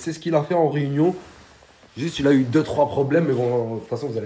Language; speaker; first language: French; native; French